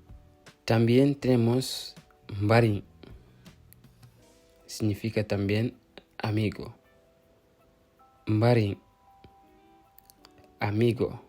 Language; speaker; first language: Spanish; non-native, fluent; Fula